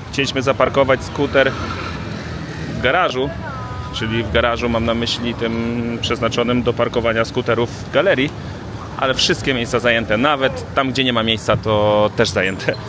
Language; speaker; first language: Polish; native; Polish